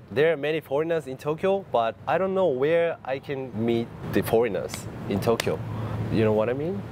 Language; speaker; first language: English; non-native, fluent; Japanese